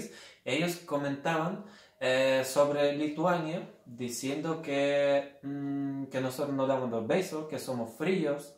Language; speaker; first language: Spanish; non-native, fluent; Lithuanian